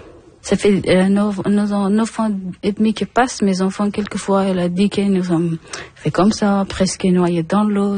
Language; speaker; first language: French; non-native, learner; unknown